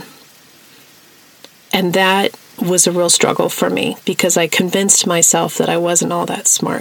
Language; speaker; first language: English; native; English